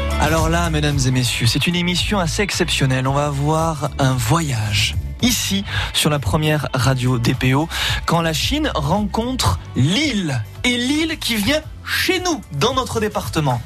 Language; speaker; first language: French; native; French